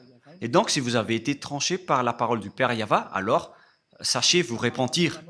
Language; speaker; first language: French; non-native, local second language; Malagasy